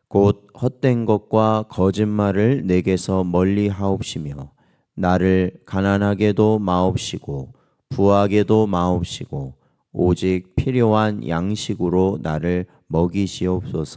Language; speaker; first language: Korean; native; Korean